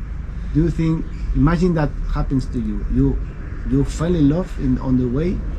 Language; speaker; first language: English; non-native, learner; Spanish